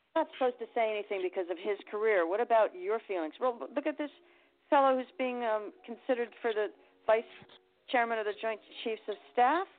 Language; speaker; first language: English; native; English